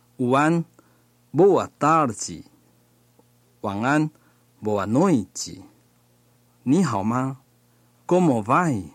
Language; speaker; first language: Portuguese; non-native, learner; Chinese